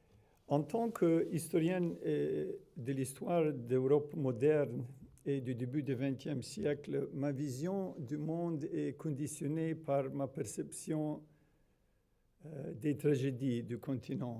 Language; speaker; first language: French; non-native, fluent; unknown